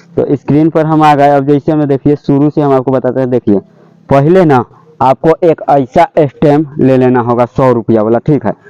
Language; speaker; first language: Hindi; native; Hindi